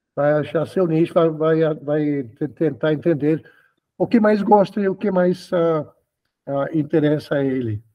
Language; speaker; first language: Portuguese; early bilingual, other home language; Spanish